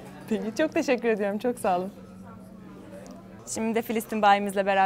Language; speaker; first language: Turkish; native; Turkish